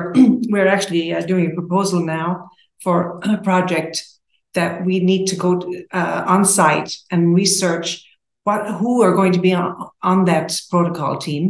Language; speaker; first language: English; native; English